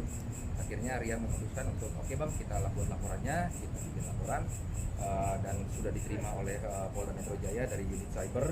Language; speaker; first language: Indonesian; native; Indonesian